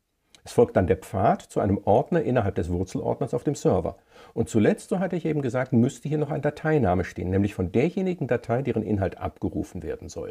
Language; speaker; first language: German; native; German